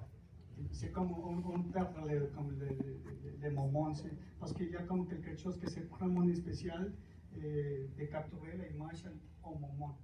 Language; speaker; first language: French; non-native, fluent; Spanish